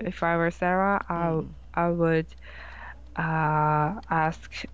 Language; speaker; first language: English; non-native, learner; Korean